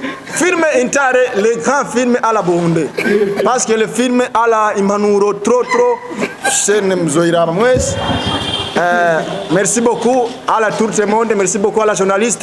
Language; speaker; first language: French; non-native, learner; Rundi